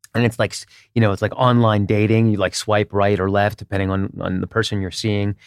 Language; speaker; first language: English; early bilingual, other home language; Hebrew